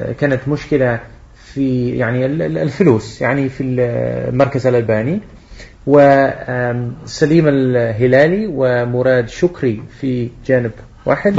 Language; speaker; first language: Arabic; non-native, fluent; Dutch